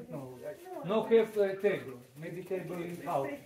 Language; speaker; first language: English; non-native, learner; Russian